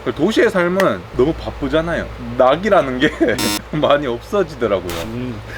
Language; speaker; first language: Korean; native; Korean